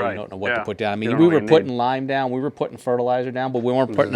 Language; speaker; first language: English; native; English